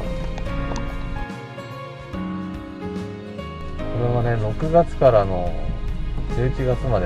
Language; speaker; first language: Japanese; native; Japanese